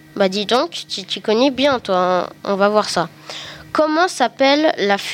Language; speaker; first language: French; native; French